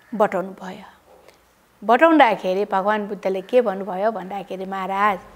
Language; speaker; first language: Nepali; non-native, local second language; Newari